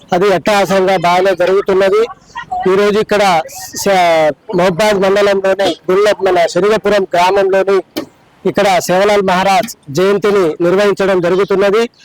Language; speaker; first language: Telugu; non-native, local second language; Lambadi